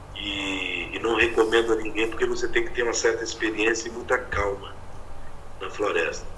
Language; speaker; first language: Portuguese; native; Portuguese